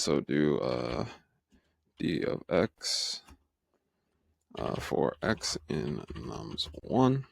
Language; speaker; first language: English; native; English